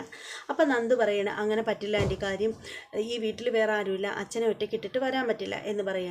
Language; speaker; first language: Malayalam; native; Malayalam